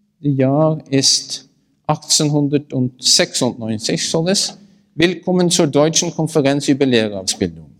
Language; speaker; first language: German; non-native, learner; Norwegian